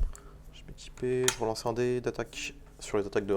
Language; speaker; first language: French; native; French